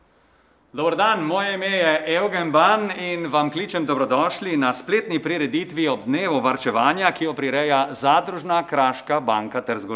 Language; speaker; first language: Slovenian; native; Slovenian